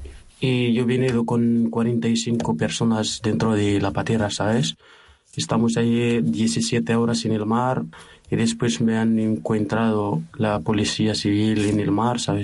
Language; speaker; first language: Spanish; non-native, learner; Arabic